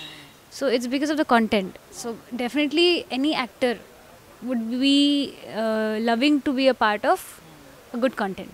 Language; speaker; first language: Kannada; non-native, fluent; Hindi